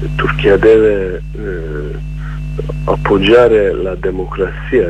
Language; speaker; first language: Italian; non-native, learner; Kurdish